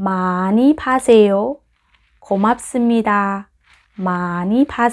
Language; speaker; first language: Korean; non-native, fluent; Lao